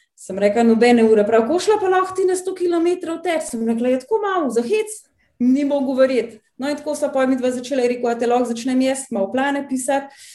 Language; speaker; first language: Slovenian; native; Slovenian